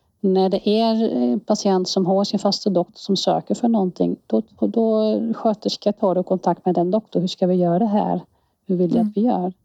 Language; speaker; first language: Swedish; non-native, fluent; Dutch